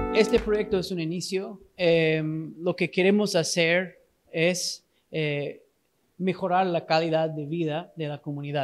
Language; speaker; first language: Spanish; non-native, fluent; English